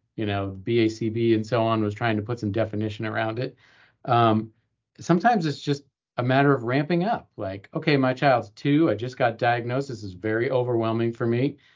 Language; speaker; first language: English; native; English